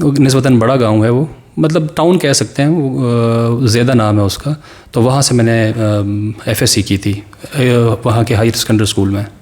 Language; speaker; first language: Urdu; non-native, local second language; Pashto